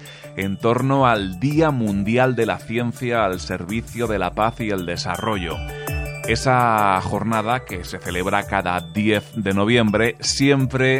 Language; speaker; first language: Spanish; native; Spanish